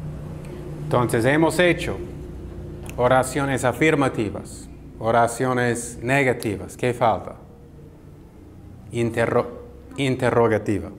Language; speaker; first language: Spanish; non-native, fluent; English